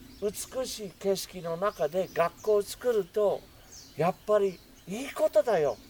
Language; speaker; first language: Japanese; non-native, fluent; English